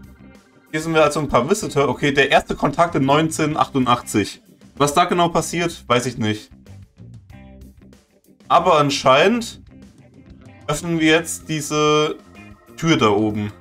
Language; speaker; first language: German; native; German